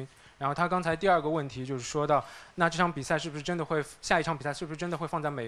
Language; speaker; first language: Chinese; native; Chinese